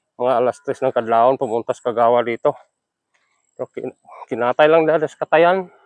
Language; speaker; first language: Filipino; non-native, local second language; Hiligaynon